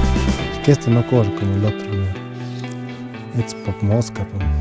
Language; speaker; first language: Spanish; native; Spanish